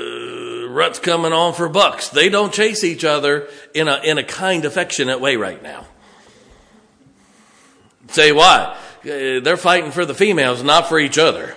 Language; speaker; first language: English; native; English